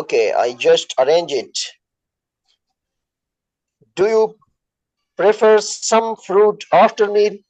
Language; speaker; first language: English; non-native, learner; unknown